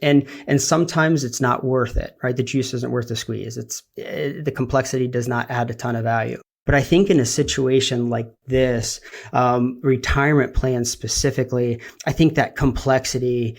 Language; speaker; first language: English; native; English